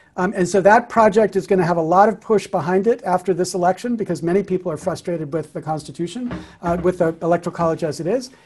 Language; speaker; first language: English; native; English